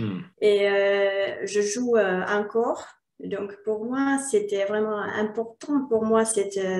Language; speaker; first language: French; non-native, learner; Finnish